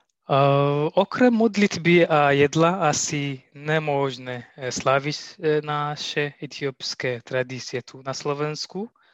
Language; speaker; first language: Slovak; non-native, learner; Tigrinya